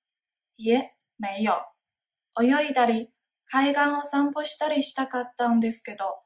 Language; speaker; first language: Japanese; non-native, fluent; Chinese